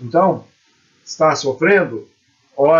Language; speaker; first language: Portuguese; native; Portuguese